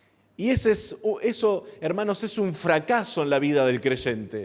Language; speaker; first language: Spanish; native; Spanish